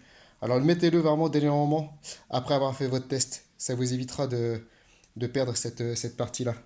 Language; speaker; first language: French; native; French